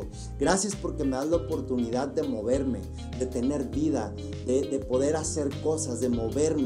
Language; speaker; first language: Spanish; native; Spanish